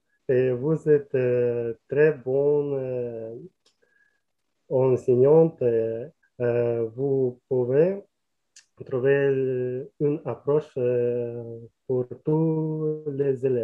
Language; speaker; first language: French; non-native, learner; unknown